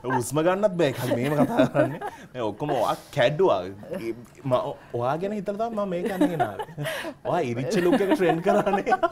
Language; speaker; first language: Sinhala; non-native, local second language; English